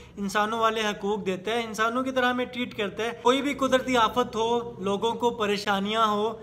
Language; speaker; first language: Urdu; native; Urdu